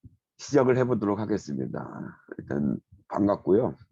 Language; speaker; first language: Korean; native; Korean